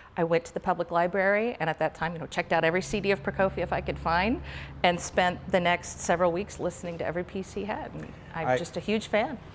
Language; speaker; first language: English; native; English